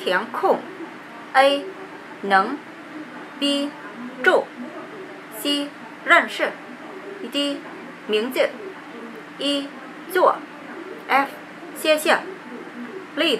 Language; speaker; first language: Chinese; non-native, learner; Vietnamese